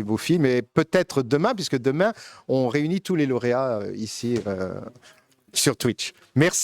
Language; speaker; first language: French; native; French